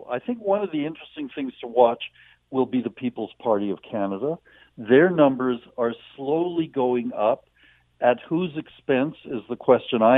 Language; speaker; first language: English; native; English